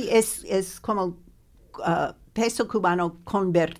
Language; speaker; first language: Spanish; non-native, learner; English